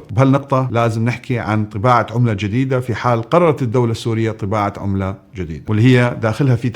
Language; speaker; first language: Arabic; native; Arabic